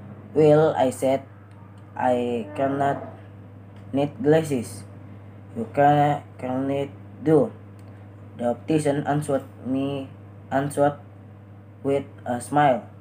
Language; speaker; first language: English; non-native, learner; Indonesian